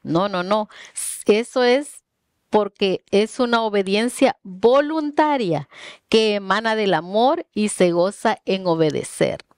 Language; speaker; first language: Spanish; native; Spanish